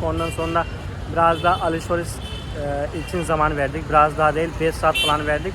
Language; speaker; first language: Turkish; non-native, fluent; Hindi